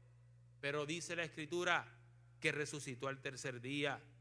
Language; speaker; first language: Spanish; native; Spanish